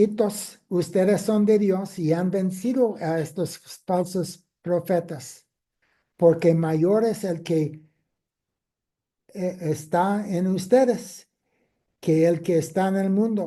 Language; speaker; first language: Spanish; non-native, fluent; English